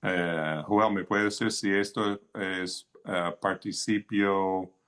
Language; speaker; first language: Spanish; early bilingual, heritage; Spanish